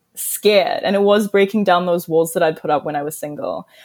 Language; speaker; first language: English; native; English